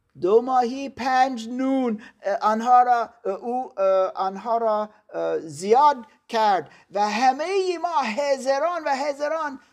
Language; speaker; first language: Persian; non-native, learner; German